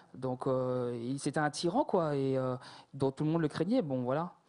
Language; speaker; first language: French; native; French